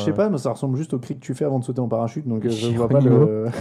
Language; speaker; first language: French; native; French